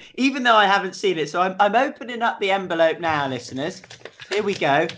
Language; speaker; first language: English; native; English